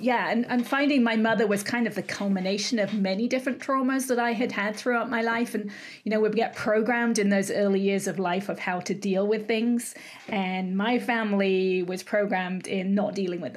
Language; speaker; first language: English; native; English